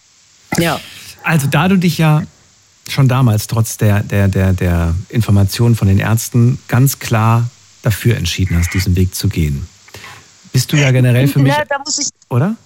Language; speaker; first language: German; native; German